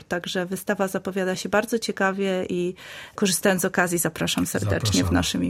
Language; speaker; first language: Polish; native; Polish